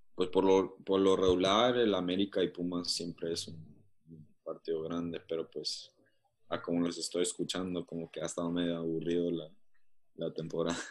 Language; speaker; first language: Spanish; early bilingual, heritage; Spanish